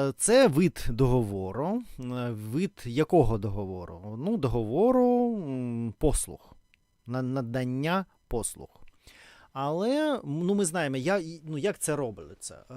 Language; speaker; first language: Ukrainian; non-native, local second language; Russian